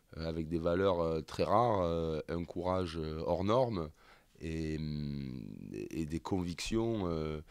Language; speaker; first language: French; native; French